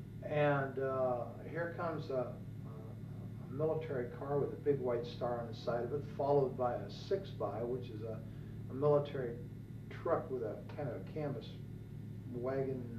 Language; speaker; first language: English; native; English